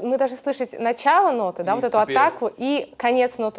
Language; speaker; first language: Russian; native; Russian